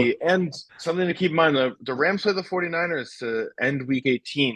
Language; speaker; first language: English; native; English